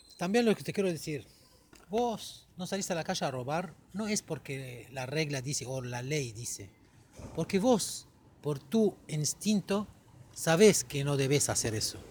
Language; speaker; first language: Spanish; non-native, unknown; Arabic